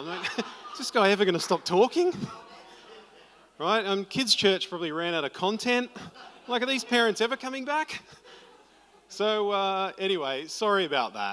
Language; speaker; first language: English; native; English